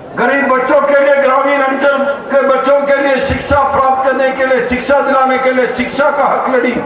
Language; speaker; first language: Hindi; non-native, local second language; Kannada